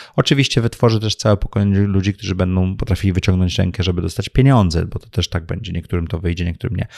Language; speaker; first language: Polish; early bilingual, heritage; Polish